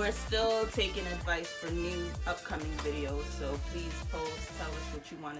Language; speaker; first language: English; native; English